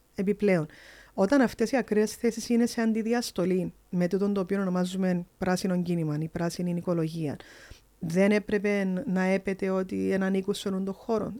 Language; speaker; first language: Greek; early bilingual, heritage; Greek